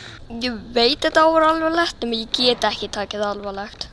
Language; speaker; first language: Icelandic; early bilingual, heritage; Icelandic